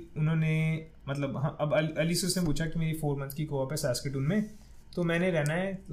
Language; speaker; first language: Hindi; non-native, local second language; Punjabi